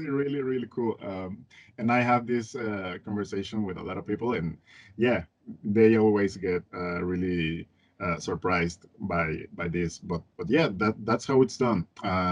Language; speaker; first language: English; non-native, fluent; Spanish